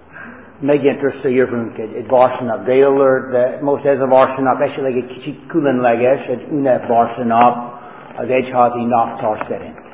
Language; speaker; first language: Hungarian; non-native, fluent; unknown